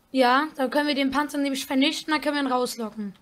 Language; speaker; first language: German; native; German